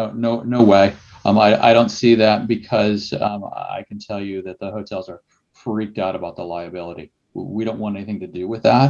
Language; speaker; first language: English; native; English